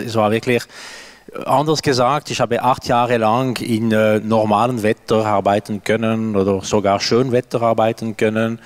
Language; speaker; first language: German; non-native, local second language; French